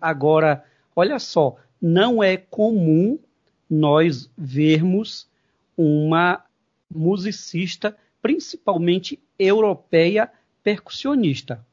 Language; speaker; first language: Portuguese; native; Portuguese